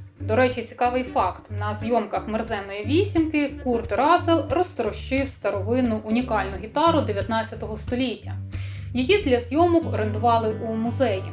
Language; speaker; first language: Ukrainian; native; Ukrainian